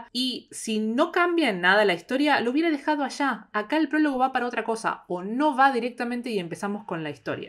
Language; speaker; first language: Spanish; native; Spanish